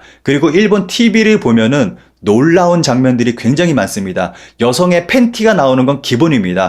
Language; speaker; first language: Korean; native; Korean